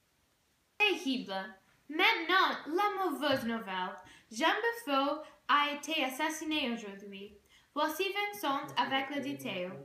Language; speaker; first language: French; non-native, learner; English